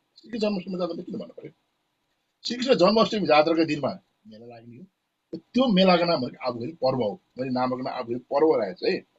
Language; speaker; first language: Nepali; native; Nepali